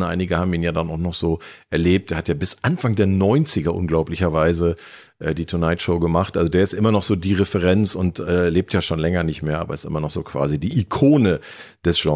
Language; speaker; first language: German; native; German